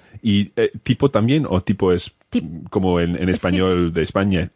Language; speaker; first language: Spanish; non-native, fluent; English